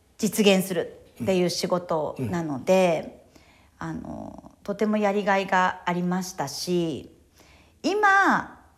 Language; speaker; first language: Japanese; native; Japanese